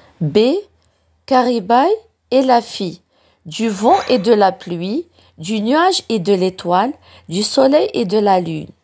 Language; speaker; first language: French; non-native, local second language; Arabic